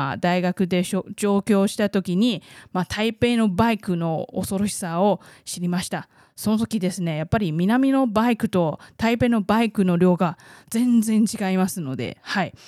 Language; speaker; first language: Japanese; non-native, fluent; Chinese